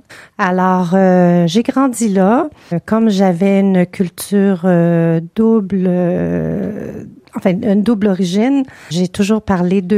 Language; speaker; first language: French; native; French